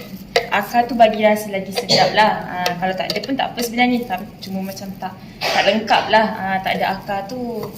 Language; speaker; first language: Malay; native; Malay